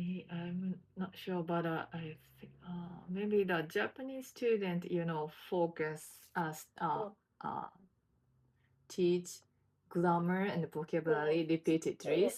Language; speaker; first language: English; non-native, learner; Japanese